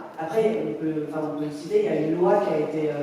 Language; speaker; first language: French; native; French